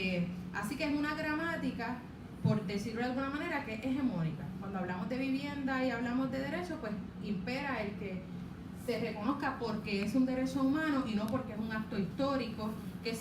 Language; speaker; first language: Spanish; native; Spanish